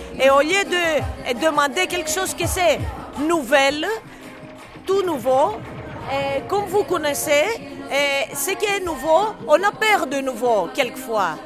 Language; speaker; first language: French; non-native, learner; Greek